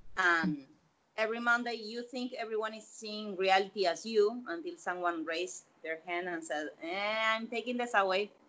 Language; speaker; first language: English; non-native, fluent; Spanish